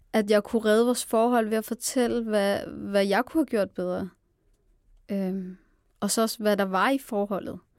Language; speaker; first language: Danish; early bilingual, other home language; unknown